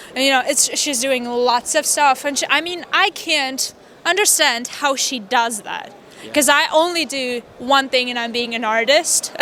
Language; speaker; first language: English; non-native, fluent; Armenian